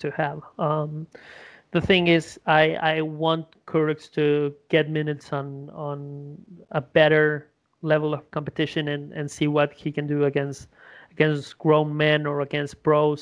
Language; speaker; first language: English; non-native, fluent; Spanish